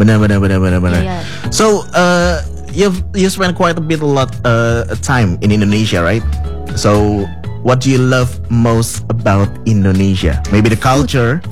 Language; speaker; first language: English; non-native, learner; Indonesian